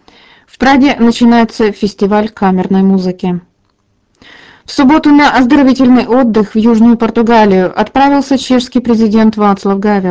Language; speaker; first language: Russian; native; Russian